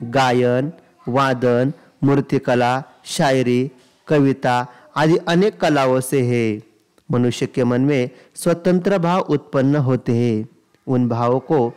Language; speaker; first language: Hindi; non-native, local second language; Marathi